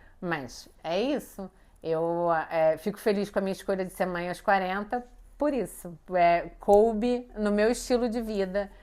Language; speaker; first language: Portuguese; native; Portuguese